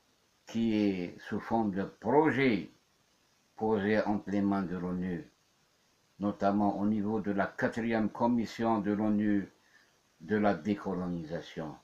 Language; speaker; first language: French; non-native, local second language; Kabyle